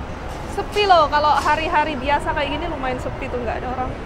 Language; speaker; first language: Indonesian; native; Indonesian